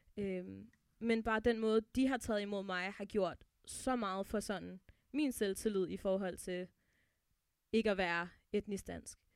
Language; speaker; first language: Danish; early bilingual, other home language; Arabic